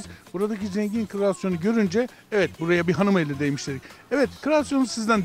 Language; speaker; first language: Turkish; native; Turkish